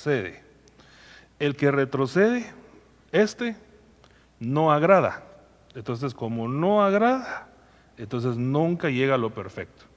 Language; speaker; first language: Spanish; native; Spanish